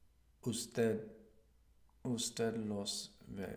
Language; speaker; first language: Spanish; non-native, learner; English